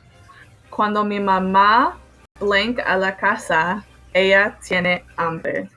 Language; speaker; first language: Spanish; non-native, fluent; English